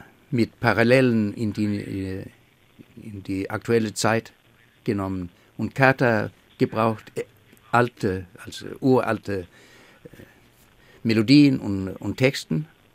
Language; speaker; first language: German; non-native, fluent; Faroese